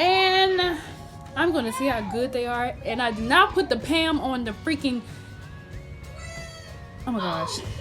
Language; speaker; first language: English; native; English